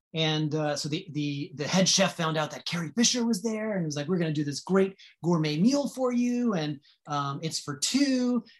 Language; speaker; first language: English; native; English